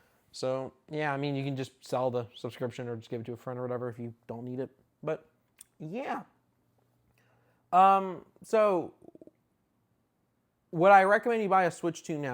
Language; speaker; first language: English; native; English